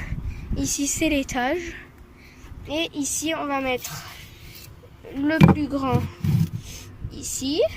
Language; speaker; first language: French; native; French